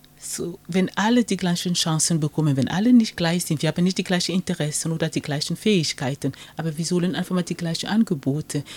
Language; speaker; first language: German; non-native, fluent; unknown